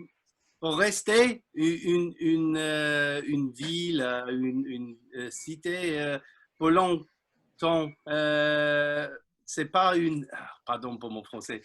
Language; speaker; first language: French; non-native, learner; English